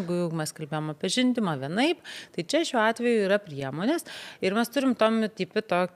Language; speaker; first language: Lithuanian; native; Lithuanian